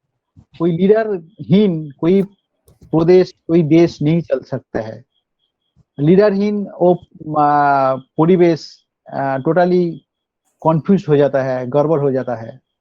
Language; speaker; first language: Hindi; non-native, local second language; Bangla